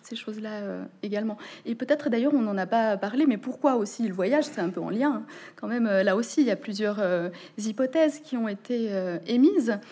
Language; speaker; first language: French; native; French